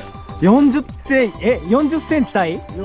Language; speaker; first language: Japanese; native; Japanese